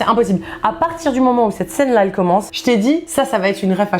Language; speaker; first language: French; native; French